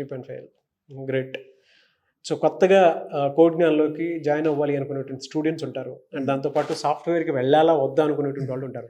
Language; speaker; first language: Telugu; native; Telugu